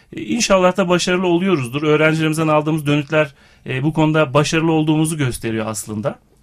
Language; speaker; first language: Turkish; native; Turkish